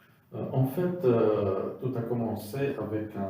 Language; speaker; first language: French; non-native, local second language; Arabic